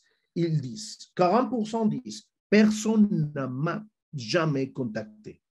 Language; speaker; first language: French; non-native, fluent; Spanish